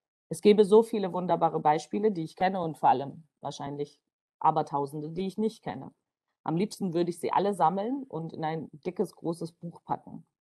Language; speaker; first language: German; non-native, fluent; Georgian